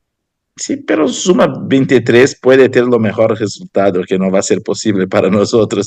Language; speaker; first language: Spanish; non-native, fluent; Portuguese